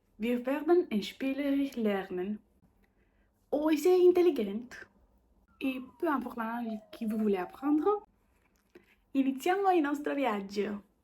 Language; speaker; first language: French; non-native, learner; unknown